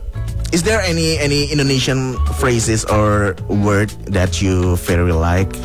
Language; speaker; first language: English; non-native, learner; Indonesian